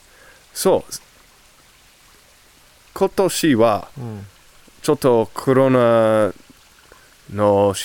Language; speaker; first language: Japanese; non-native, learner; English